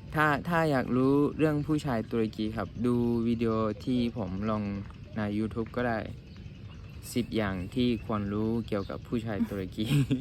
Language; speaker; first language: Thai; non-native, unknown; Turkish